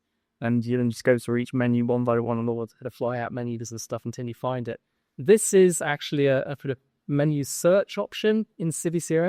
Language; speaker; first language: English; native; English